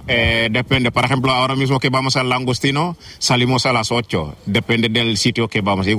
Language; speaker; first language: Spanish; non-native, fluent; Wolof